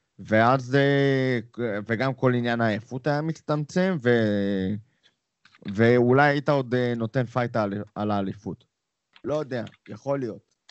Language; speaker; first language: Hebrew; native; Hebrew